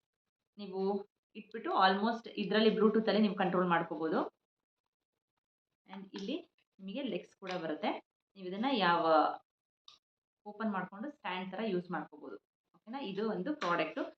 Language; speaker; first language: Kannada; native; Kannada